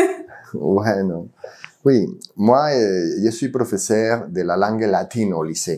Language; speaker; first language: French; non-native, fluent; Spanish